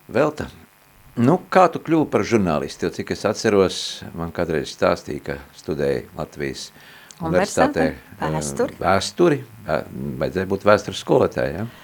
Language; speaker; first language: Latvian; native; Latvian